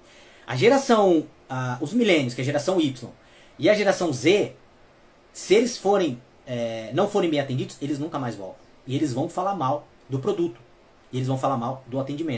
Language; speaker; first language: Portuguese; native; Portuguese